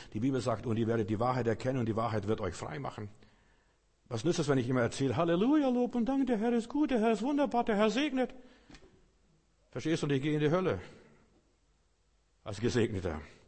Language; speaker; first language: German; non-native, fluent; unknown